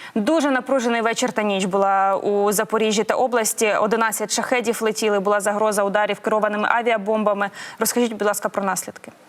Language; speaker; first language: Ukrainian; native; Ukrainian